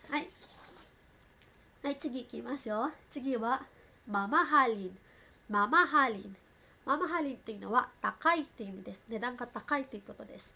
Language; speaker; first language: Japanese; non-native, fluent; Filipino